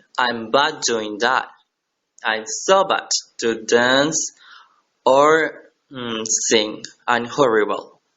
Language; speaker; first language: English; non-native, learner; Spanish